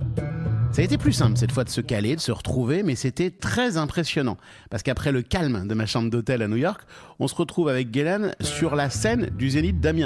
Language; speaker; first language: French; native; French